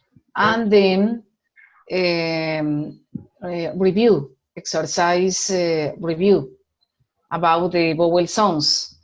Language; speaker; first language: English; non-native, learner; Spanish